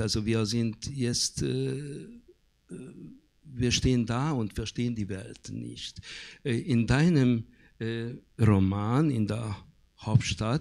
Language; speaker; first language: German; non-native, fluent; Hungarian